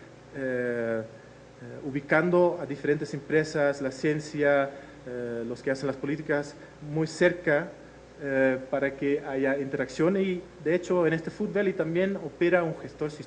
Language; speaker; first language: Spanish; non-native, fluent; Dutch